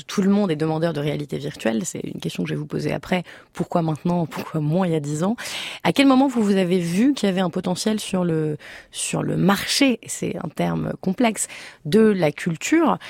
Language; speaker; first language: French; native; French